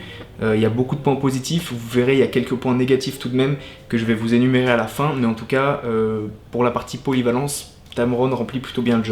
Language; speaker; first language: French; native; French